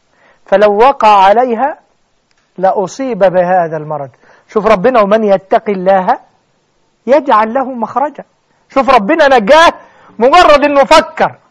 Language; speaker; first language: Arabic; native; Arabic